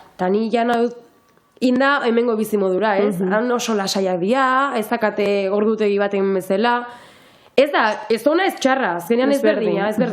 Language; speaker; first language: Basque; non-native, local second language; Spanish